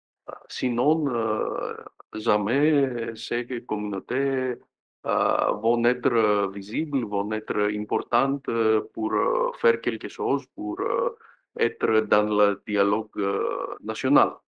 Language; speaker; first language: French; non-native, fluent; Greek